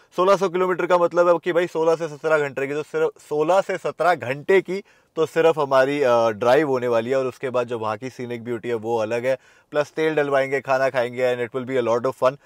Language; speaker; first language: Hindi; native; Hindi